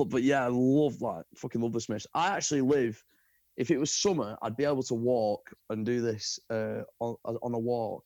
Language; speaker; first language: English; native; English